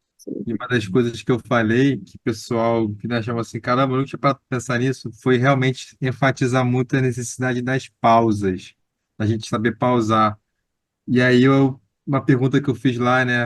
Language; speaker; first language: Portuguese; native; Portuguese